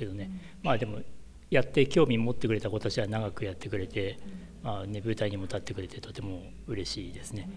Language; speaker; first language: Japanese; native; Japanese